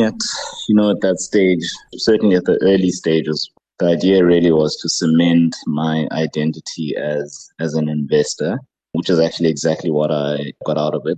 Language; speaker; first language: English; non-native, local second language; Xhosa